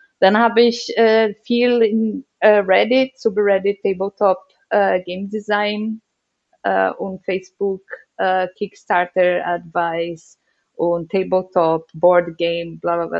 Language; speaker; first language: German; non-native, learner; Portuguese